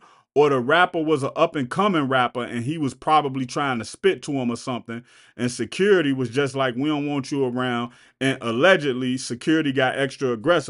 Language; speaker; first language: English; native; English